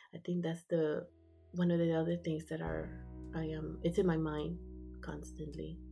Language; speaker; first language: English; early bilingual, other home language; Spanish